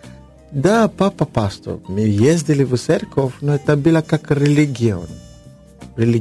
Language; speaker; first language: Russian; non-native, learner; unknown